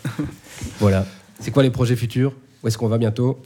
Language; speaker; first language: French; native; French